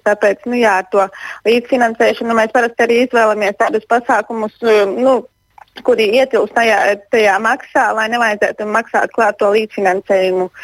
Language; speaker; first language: Latvian; native; Latvian